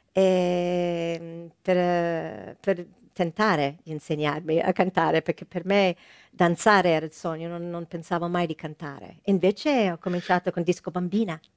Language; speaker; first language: Italian; non-native, fluent; English